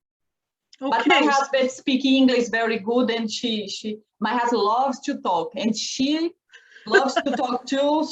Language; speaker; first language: English; non-native, learner; Portuguese